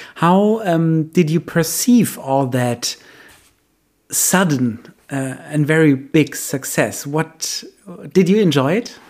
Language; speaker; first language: English; non-native, fluent; German